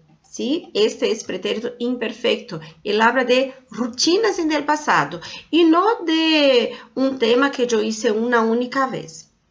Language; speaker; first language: Spanish; non-native, fluent; Portuguese